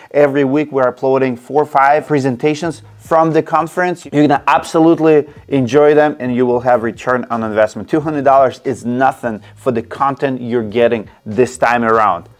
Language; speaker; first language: English; non-native, fluent; Russian